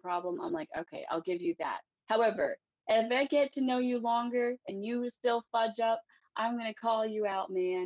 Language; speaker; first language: English; native; English